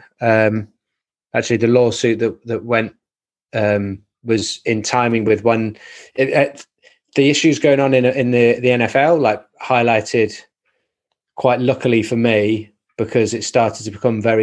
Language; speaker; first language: English; native; English